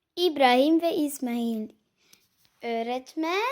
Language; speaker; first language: Turkish; early bilingual, heritage; Turkish